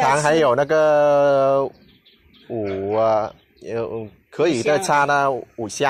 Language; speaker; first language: Chinese; non-native, learner; Vietnamese